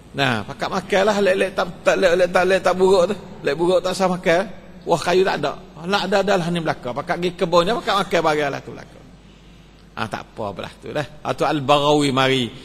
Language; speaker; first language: Malay; native; Malay